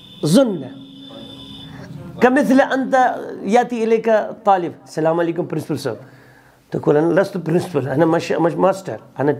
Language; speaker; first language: Arabic; non-native, fluent; Kashmiri